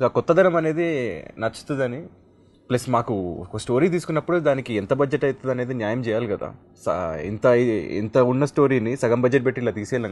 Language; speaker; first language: Telugu; native; Telugu